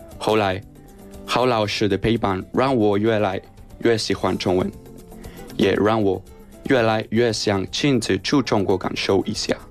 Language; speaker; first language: Chinese; non-native, learner; Spanish